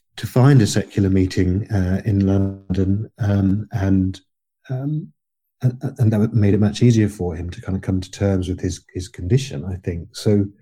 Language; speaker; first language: English; native; English